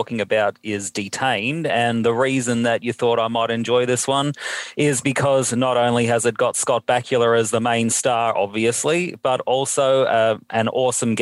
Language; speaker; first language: English; native; English